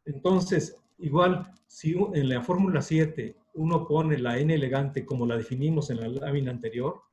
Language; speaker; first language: Spanish; native; Spanish